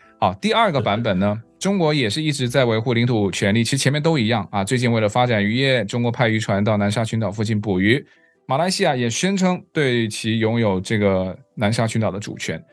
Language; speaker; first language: Chinese; native; Chinese